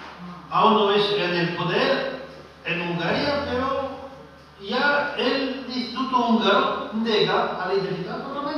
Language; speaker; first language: Spanish; non-native, fluent; French